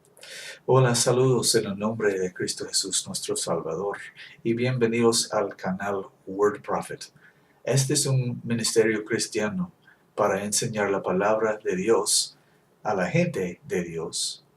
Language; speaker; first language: Spanish; non-native, fluent; English